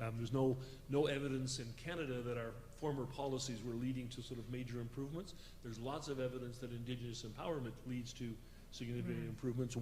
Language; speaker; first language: English; native; English